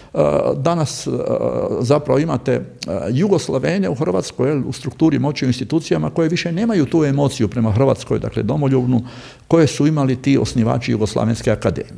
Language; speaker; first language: Croatian; native; Croatian